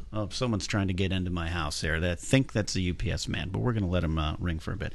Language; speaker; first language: English; native; English